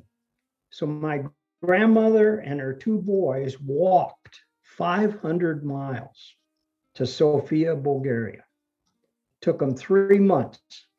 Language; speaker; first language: English; early bilingual, other home language; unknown